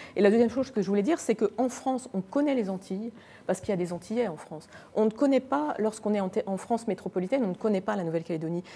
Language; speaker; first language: French; native; French